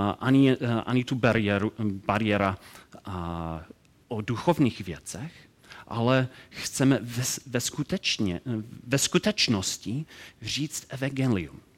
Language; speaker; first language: Czech; non-native, learner; English